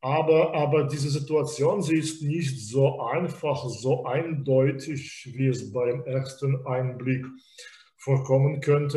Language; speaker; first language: German; non-native, fluent; Belarusian